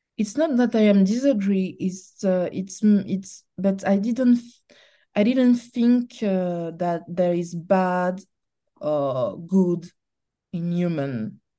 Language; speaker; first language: English; non-native, learner; French